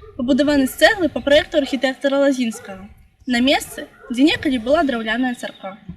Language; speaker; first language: Belarusian; native; Belarusian